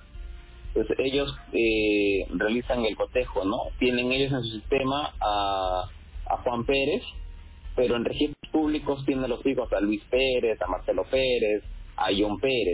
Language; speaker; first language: Spanish; native; Spanish